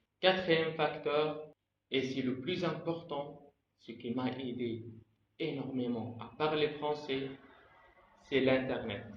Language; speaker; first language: French; non-native, fluent; Arabic